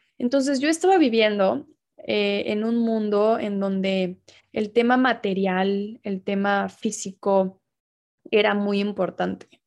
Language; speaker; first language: Spanish; native; Spanish